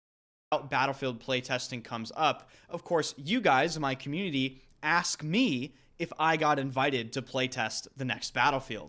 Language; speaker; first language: English; native; English